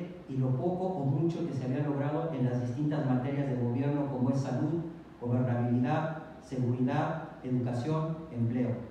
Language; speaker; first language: Spanish; native; Spanish